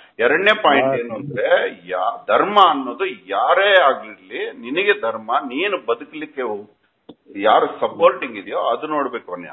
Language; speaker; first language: Kannada; native; Kannada